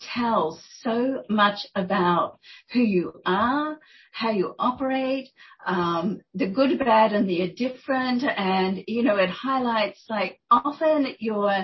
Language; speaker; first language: English; native; English